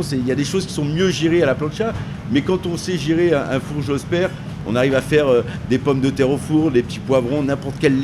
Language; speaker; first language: French; native; French